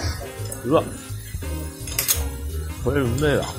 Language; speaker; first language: Japanese; native; Japanese